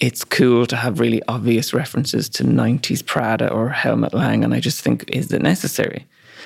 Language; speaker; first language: English; native; English